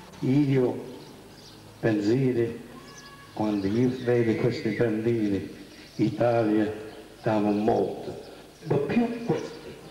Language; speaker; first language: Italian; early bilingual, heritage; English